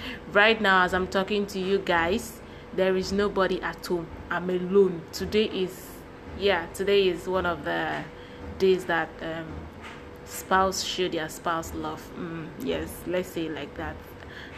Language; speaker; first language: English; non-native, local second language; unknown